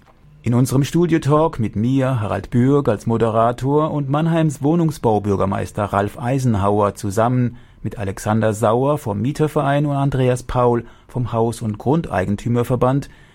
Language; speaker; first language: German; native; German